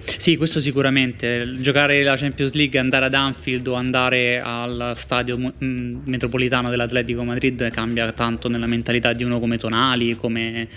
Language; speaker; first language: Italian; native; Italian